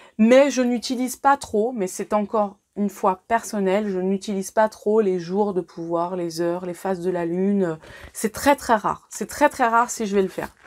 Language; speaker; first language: French; native; French